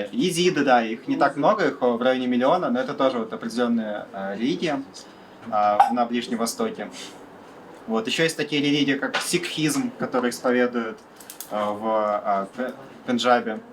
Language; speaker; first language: Russian; native; Russian